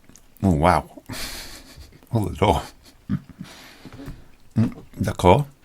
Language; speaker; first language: French; non-native, learner; English